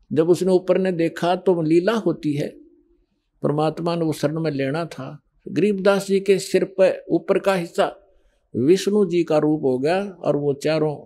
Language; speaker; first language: Hindi; native; Hindi